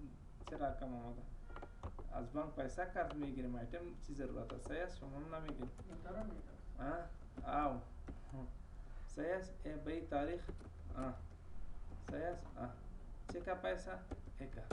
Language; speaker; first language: Persian; non-native, local second language; Pashto